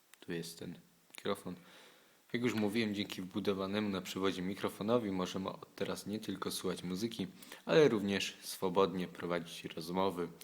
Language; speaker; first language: Polish; native; Polish